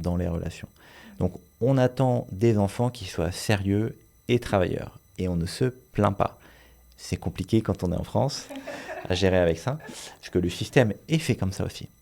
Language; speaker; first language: French; native; French